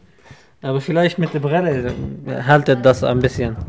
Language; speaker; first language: German; non-native, learner; Arabic